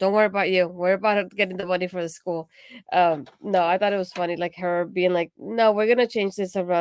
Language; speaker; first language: English; native; English